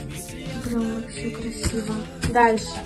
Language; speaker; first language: Russian; early bilingual, other home language; Tajik